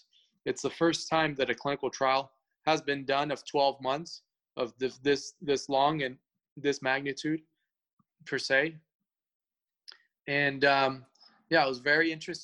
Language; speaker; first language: English; early bilingual, other home language; Spanish